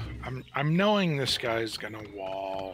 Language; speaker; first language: English; native; English